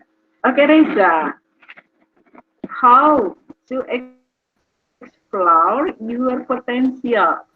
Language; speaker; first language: English; non-native, learner; Indonesian